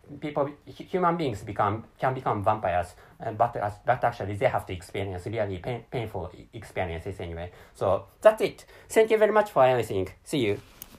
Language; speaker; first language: English; non-native, learner; Japanese